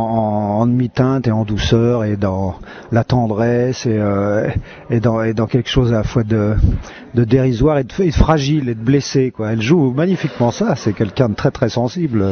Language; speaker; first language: French; native; French